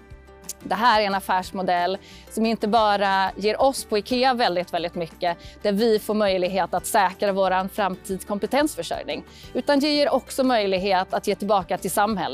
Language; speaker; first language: Swedish; native; Swedish